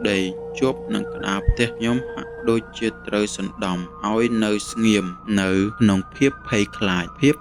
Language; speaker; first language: Khmer; native; Khmer